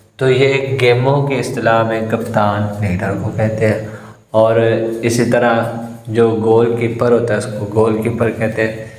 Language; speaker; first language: Urdu; non-native, local second language; Punjabi